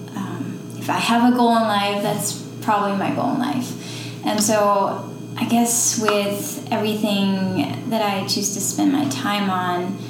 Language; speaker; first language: English; non-native, fluent; Dutch